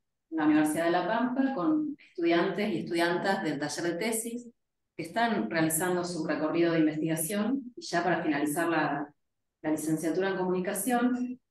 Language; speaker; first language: Spanish; native; Spanish